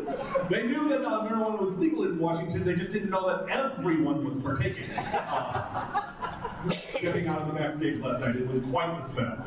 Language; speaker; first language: English; native; English